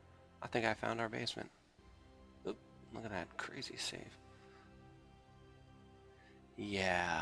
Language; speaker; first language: English; native; English